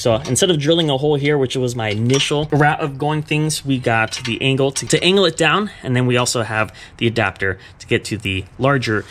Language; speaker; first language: English; native; English